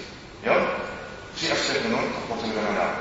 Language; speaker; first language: Czech; non-native, fluent; English